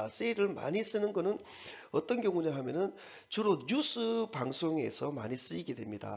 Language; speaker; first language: Korean; native; Korean